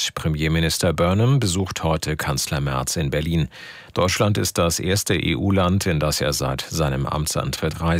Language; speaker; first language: German; native; German